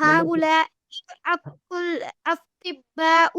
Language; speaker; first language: Arabic; non-native, learner; Urdu